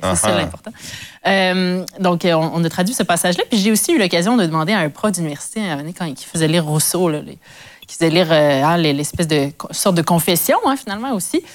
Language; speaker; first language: French; native; French